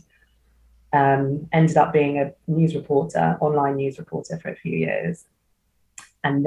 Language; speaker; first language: English; native; English